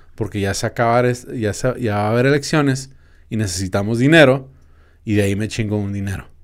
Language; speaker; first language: Spanish; early bilingual, other home language; English